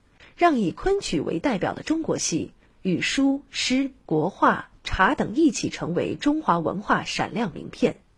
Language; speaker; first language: Chinese; native; Chinese